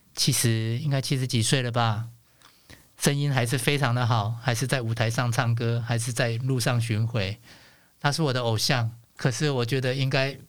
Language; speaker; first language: Chinese; non-native, local second language; Hakka Chinese